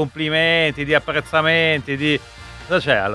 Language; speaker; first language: Italian; native; Italian